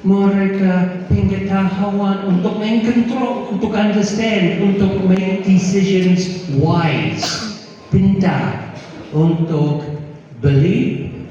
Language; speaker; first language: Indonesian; non-native, fluent; English